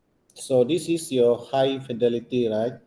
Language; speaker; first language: English; non-native, local second language; Malay